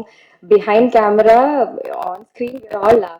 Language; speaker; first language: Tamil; non-native, learner; Malayalam